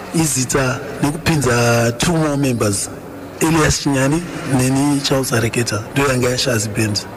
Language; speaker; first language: Shona; early bilingual, other home language; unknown